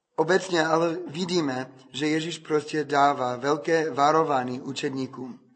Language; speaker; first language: Czech; non-native, fluent; English